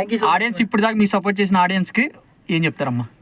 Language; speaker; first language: Telugu; native; Telugu